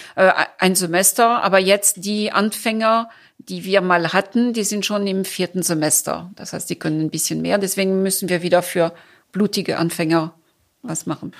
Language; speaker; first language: German; non-native, fluent; French